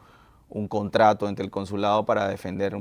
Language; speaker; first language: Spanish; native; Spanish